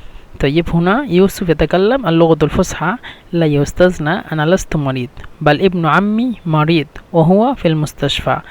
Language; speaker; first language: Arabic; non-native, fluent; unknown